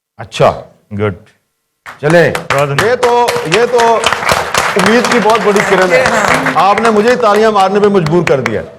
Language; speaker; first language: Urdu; native; Urdu